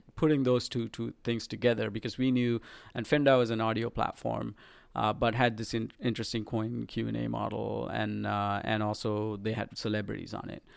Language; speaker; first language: English; non-native, local second language; Sinhala